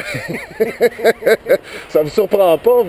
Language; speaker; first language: French; native; French